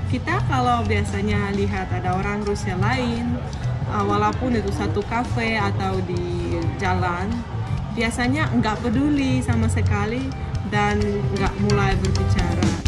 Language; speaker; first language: Indonesian; non-native, fluent; Russian